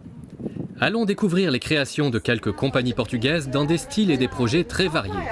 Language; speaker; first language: French; native; French